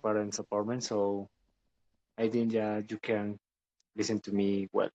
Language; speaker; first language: English; non-native, learner; Spanish